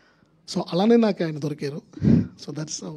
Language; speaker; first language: Telugu; non-native, learner; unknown